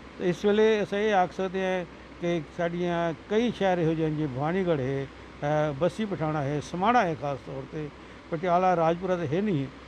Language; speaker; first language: Punjabi; non-native, local second language; Saraiki